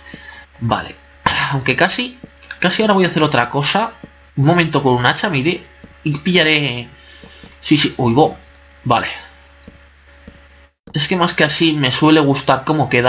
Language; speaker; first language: Spanish; native; Spanish